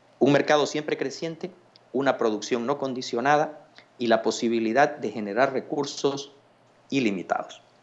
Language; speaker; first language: Spanish; native; Spanish